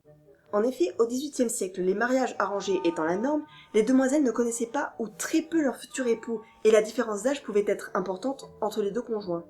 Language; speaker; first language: French; native; French